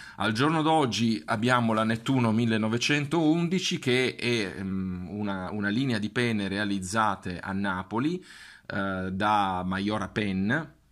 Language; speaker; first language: Italian; native; Italian